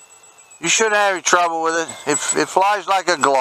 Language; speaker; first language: English; native; English